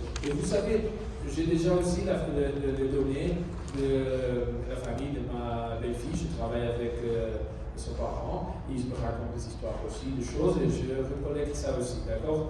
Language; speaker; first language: French; non-native, fluent; Portuguese